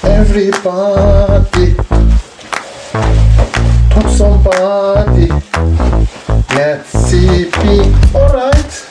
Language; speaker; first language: English; non-native, learner; Turkish